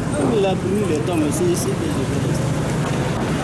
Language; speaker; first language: French; non-native, learner; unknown